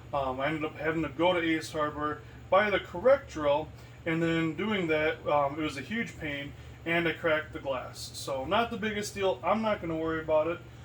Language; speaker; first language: English; native; English